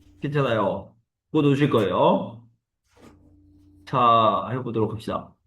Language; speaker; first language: Korean; native; Korean